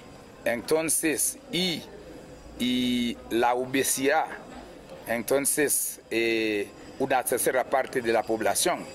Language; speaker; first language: Spanish; non-native, fluent; Haitian Creole